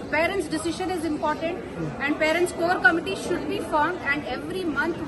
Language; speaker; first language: English; non-native, local second language; Telugu